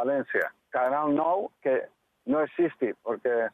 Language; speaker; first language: Portuguese; non-native, learner; Spanish